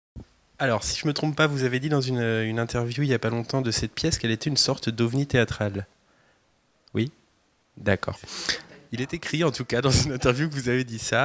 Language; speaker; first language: French; native; French